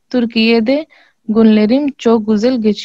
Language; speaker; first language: Turkish; non-native, learner; Urdu